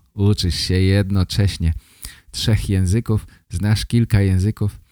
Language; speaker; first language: Polish; native; Polish